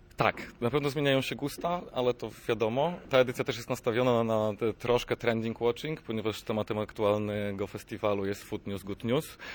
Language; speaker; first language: Polish; native; Polish